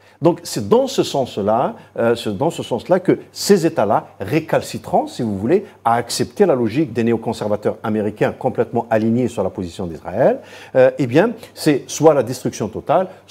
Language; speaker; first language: French; non-native, local second language; Arabic